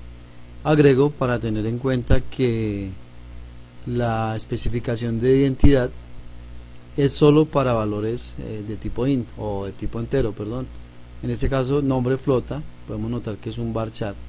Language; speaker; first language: Spanish; native; Spanish